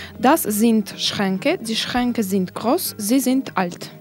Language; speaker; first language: German; non-native, learner; Russian